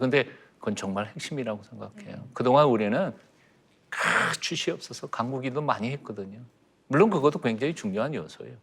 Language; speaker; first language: Korean; native; Korean